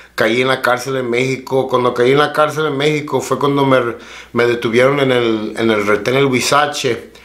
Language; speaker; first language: Spanish; early bilingual, heritage; Spanish